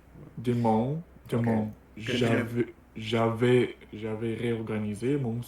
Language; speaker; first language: French; non-native, learner; Russian